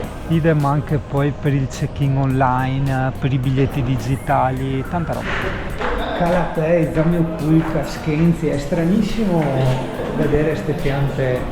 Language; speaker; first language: Italian; native; Italian